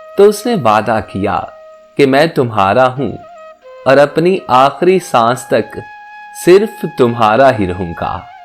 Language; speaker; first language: Urdu; native; Urdu